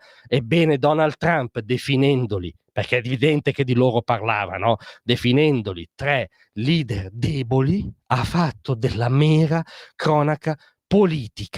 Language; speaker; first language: Italian; native; Italian